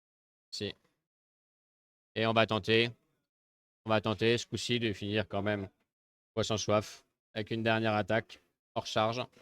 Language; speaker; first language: French; native; French